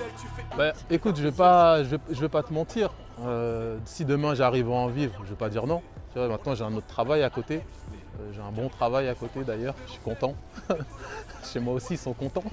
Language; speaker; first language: French; native; French